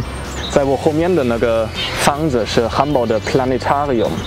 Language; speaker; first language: Chinese; non-native, fluent; German